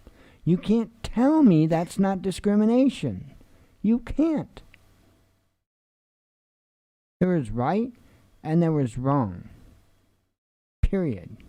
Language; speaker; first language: English; native; English